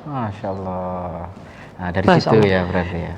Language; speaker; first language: Indonesian; native; Indonesian